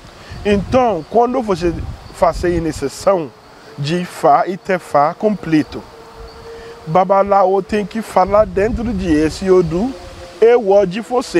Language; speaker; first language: Portuguese; non-native, learner; Yoruba